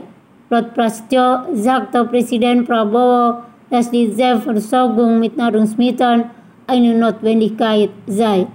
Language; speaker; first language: German; non-native, fluent; Indonesian